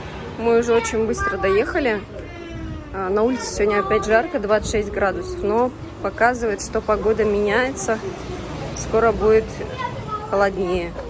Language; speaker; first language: Russian; native; Russian